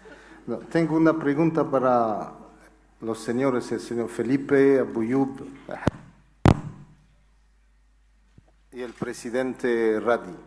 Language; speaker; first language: Spanish; non-native, fluent; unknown